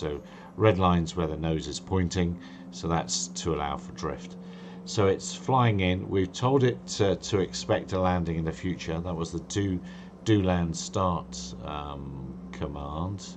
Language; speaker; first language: English; native; English